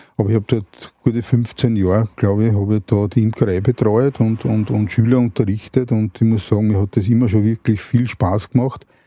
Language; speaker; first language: German; native; German